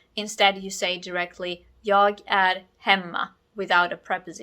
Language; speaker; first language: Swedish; non-native, fluent; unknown